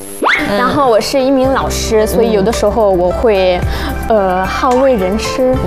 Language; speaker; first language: Chinese; non-native, fluent; Italian